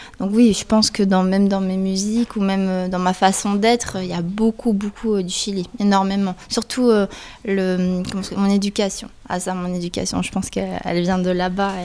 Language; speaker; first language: French; early bilingual, other home language; Spanish